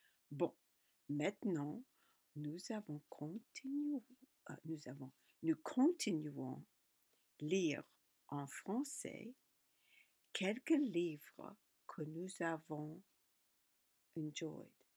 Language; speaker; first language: French; non-native, learner; English